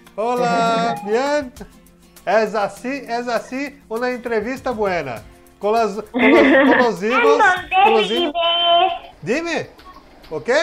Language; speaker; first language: Spanish; non-native, learner; Portuguese